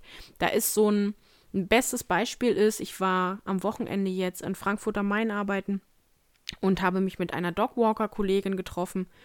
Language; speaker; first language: German; native; German